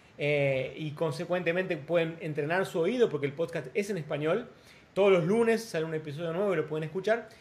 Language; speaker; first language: Spanish; non-native, fluent; Portuguese